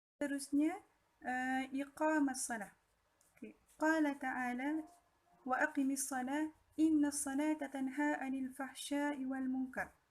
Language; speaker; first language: Malay; native; Malay